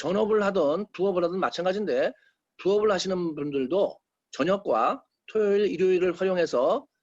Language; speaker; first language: Korean; native; Korean